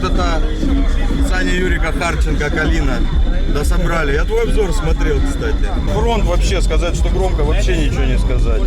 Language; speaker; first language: Russian; native; Russian